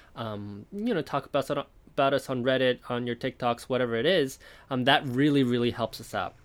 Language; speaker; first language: English; non-native, fluent; Chinese